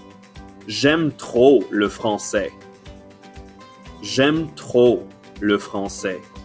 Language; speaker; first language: French; non-native, fluent; English